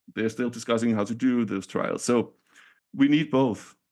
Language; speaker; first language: English; non-native, fluent; Danish